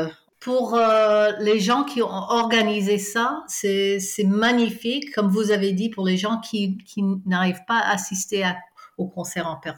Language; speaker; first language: French; non-native, fluent; English